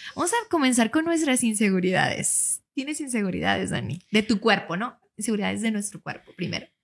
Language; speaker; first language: Spanish; native; Spanish